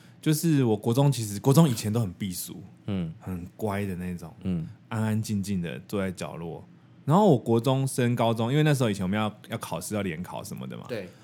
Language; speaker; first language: Chinese; native; Chinese